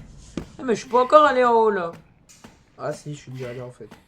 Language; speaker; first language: French; native; French